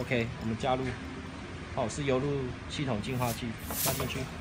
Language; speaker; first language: Chinese; native; Chinese